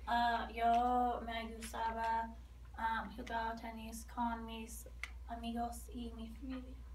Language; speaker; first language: Spanish; non-native, learner; English